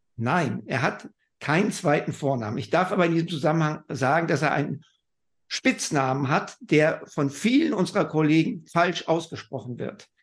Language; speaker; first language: German; native; German